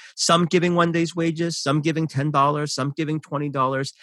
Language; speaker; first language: English; early bilingual, other home language; Korean